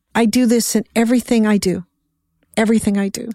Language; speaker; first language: English; native; English